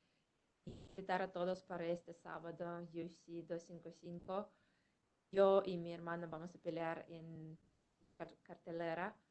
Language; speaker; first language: Spanish; non-native, fluent; Russian